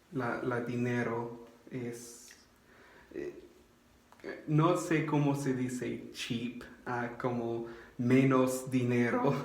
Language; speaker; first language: Spanish; non-native, learner; English